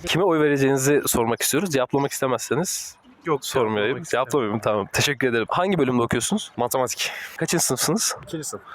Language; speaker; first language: Turkish; native; Turkish